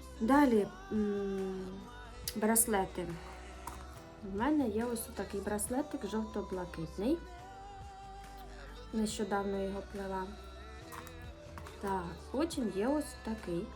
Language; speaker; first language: Ukrainian; native; Ukrainian